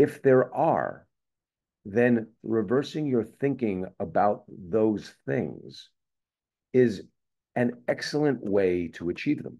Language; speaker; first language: English; native; English